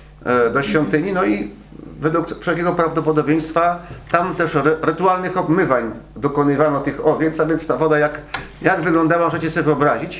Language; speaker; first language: Polish; native; Polish